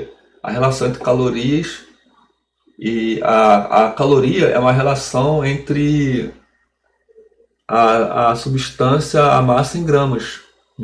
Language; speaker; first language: Portuguese; native; Portuguese